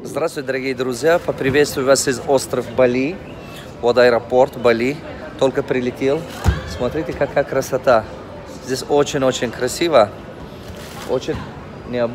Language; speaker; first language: Russian; non-native, local second language; Tajik